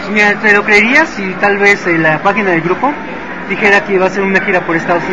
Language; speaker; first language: Spanish; native; Spanish